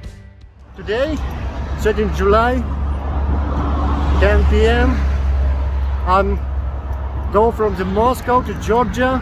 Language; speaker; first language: English; non-native, learner; Russian